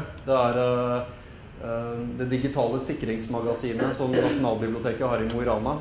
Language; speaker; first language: Norwegian; native; Norwegian